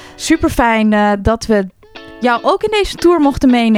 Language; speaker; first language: Dutch; native; Dutch